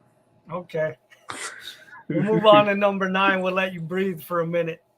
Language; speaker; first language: English; native; English